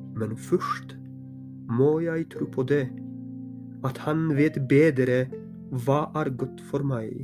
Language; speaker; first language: Norwegian; non-native, fluent; Polish